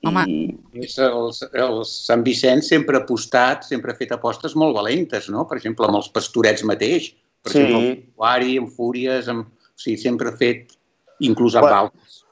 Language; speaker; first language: Catalan; native; Catalan